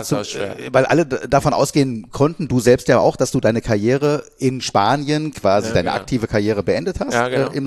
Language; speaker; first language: German; native; German